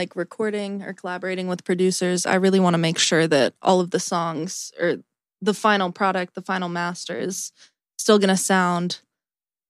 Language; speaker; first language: English; native; English